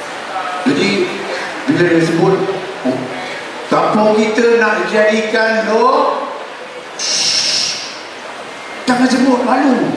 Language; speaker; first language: Malay; native; Malay